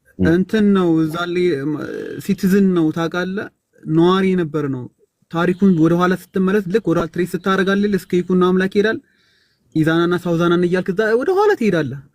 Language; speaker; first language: Amharic; native; Amharic